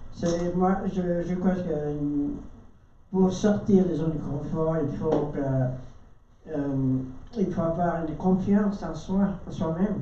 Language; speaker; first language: French; non-native, learner; Vietnamese